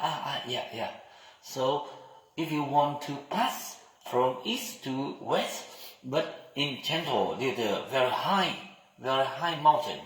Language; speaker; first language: English; non-native, learner; Vietnamese